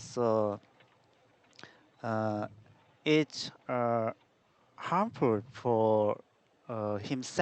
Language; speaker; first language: English; non-native, learner; Korean